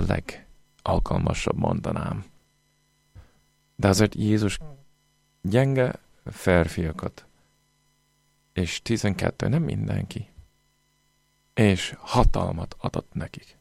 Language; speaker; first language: Hungarian; non-native, fluent; English